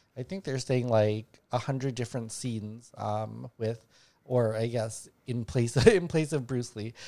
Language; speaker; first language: English; native; English